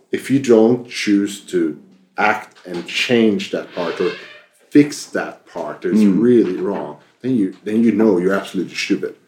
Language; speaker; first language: English; non-native, fluent; Swedish